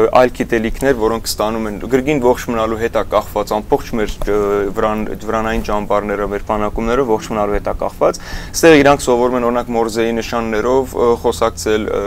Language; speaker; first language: Armenian; early bilingual, heritage; Armenian